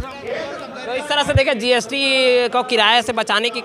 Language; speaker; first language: Hindi; native; Hindi